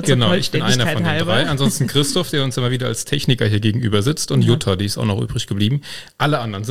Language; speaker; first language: German; native; German